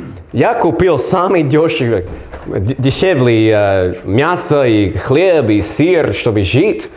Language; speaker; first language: Russian; non-native, learner; English